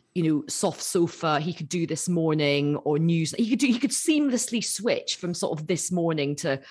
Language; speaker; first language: English; native; English